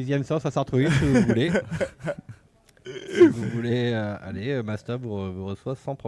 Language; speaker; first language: French; native; French